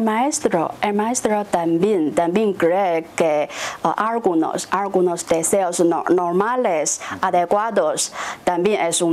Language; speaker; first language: Spanish; non-native, fluent; Chinese